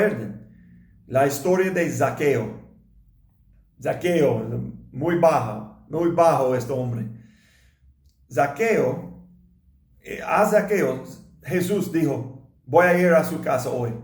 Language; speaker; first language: Spanish; non-native, learner; English